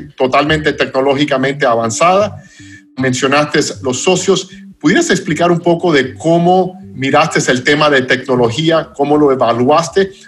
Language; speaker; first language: Spanish; non-native, fluent; English